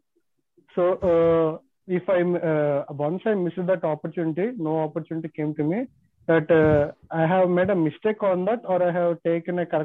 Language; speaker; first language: English; non-native, local second language; Telugu